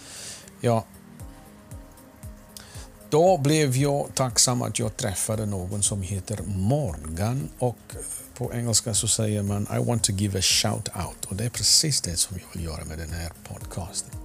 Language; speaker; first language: Swedish; non-native, fluent; Afrikaans